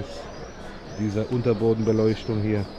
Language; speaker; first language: German; native; German